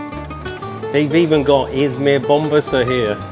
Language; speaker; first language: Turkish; non-native, learner; English